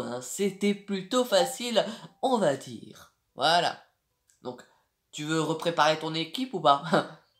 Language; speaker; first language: French; native; French